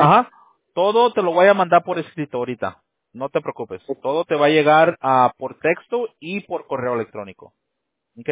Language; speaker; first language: Spanish; native; Spanish